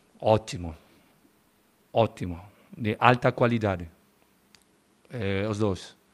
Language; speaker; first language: Portuguese; non-native, learner; Spanish